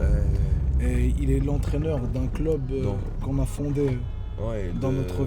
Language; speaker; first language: French; native; French